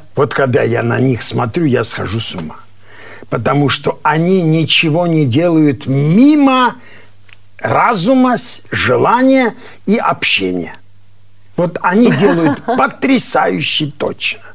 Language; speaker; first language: Russian; non-native, local second language; Armenian